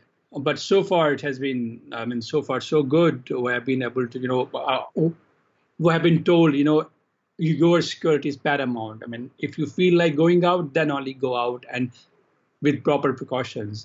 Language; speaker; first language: English; non-native, local second language; Kashmiri